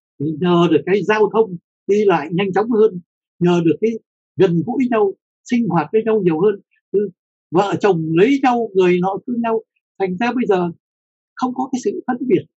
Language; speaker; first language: Vietnamese; native; Vietnamese